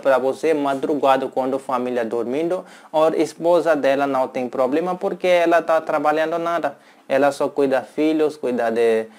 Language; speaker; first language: Portuguese; non-native, learner; Hindi